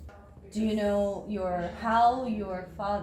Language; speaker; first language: English; non-native, fluent; Japanese